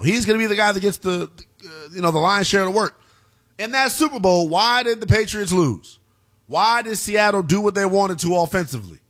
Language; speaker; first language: English; native; English